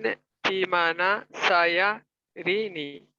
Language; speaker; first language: Indonesian; non-native, learner; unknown